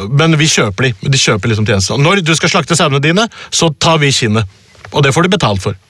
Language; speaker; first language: Norwegian; early bilingual, other home language; Urdu